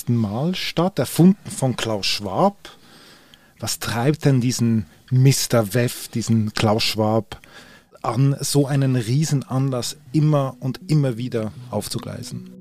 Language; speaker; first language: German; native; German